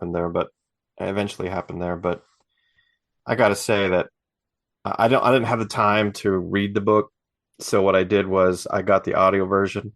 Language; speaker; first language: English; native; English